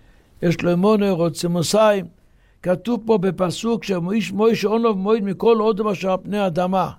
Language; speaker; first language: Hebrew; non-native, local second language; Yiddish